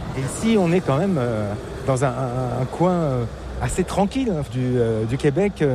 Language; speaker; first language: French; native; French